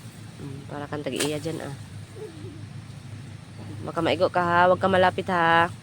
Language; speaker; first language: Filipino; non-native, local second language; Cebuano